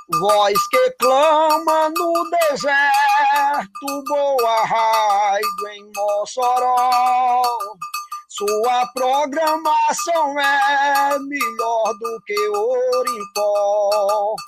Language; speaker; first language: Portuguese; native; Portuguese